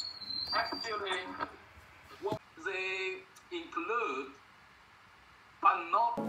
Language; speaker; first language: English; non-native, fluent; Chinese